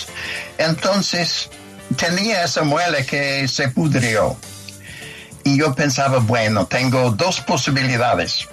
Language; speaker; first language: Spanish; non-native, fluent; English